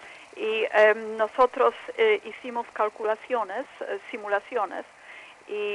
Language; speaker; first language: Spanish; non-native, fluent; Polish